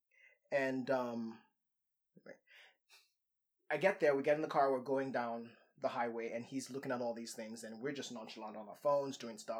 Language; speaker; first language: English; non-native, local second language; Yoruba